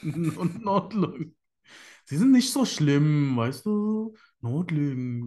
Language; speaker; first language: German; non-native, fluent; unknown